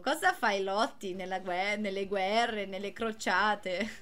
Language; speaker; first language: Italian; non-native, fluent; Portuguese